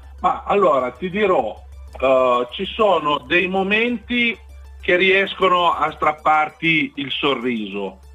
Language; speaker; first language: Italian; native; Italian